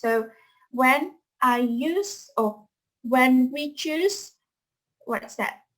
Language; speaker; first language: English; non-native, fluent; Indonesian